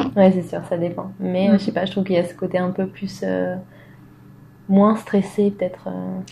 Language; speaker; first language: French; native; French